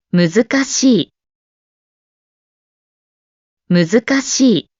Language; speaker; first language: Japanese; native; Japanese